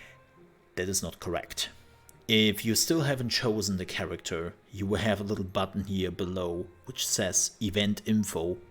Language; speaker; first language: English; non-native, fluent; German